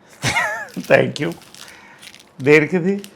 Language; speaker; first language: Telugu; native; Telugu